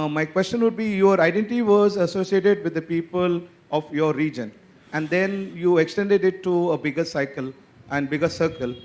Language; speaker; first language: English; non-native, local second language; Kannada